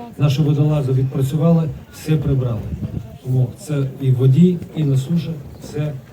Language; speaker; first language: Ukrainian; non-native, local second language; Russian